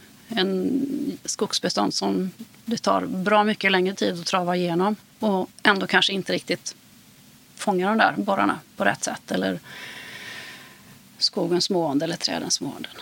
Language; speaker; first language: Swedish; native; Swedish